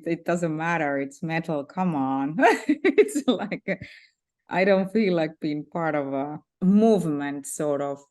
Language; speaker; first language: English; non-native, fluent; Finnish